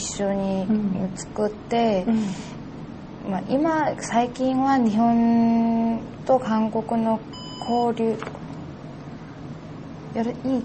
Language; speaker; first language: Japanese; non-native, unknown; Korean